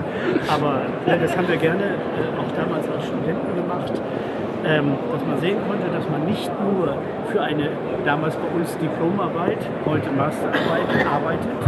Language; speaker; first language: German; native; German